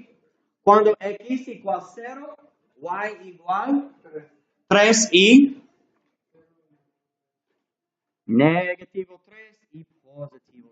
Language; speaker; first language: Spanish; non-native, learner; English